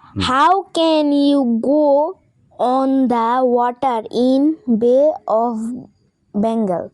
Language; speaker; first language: English; non-native, local second language; Bangla